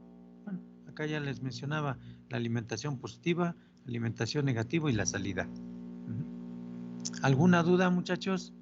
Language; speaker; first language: Spanish; native; Spanish